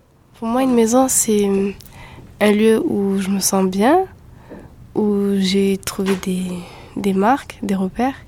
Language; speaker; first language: French; native; French